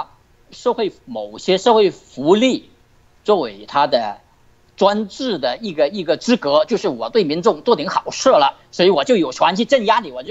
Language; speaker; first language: Chinese; native; Chinese